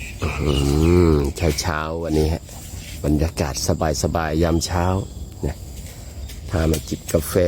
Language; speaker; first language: Thai; native; Thai